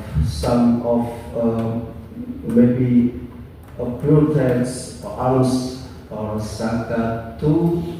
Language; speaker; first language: English; non-native, learner; Indonesian